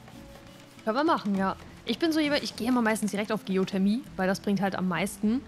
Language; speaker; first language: German; native; German